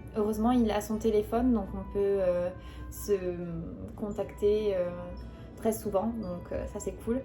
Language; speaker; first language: French; native; French